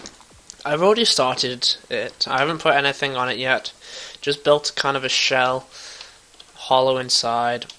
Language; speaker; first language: English; native; English